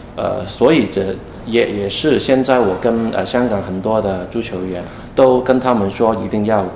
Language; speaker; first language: Chinese; non-native, fluent; Cantonese